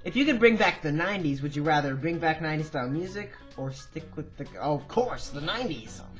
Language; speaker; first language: English; native; English